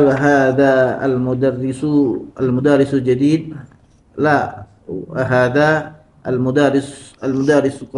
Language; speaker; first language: Arabic; non-native, learner; Indonesian